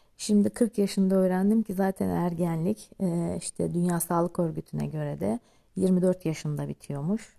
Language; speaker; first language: Turkish; native; Turkish